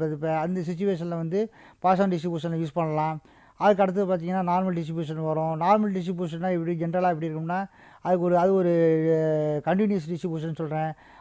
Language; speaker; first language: Tamil; native; Tamil